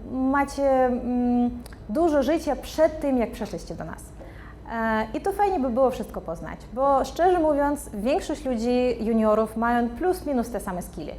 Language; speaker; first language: Polish; non-native, fluent; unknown